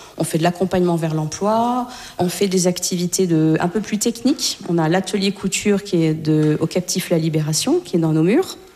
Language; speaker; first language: French; native; French